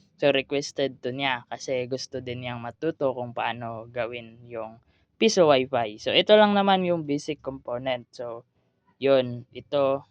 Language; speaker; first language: Filipino; non-native, local second language; Cebuano